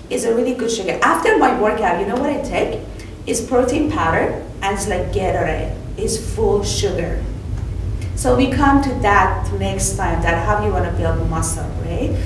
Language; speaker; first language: English; non-native, fluent; Persian